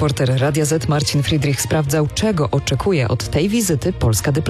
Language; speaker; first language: Polish; native; Polish